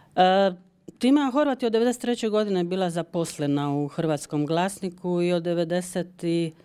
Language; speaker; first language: Croatian; early bilingual, heritage; Croatian